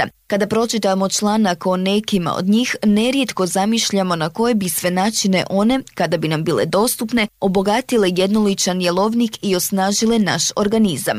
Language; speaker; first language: Serbian; native; Serbian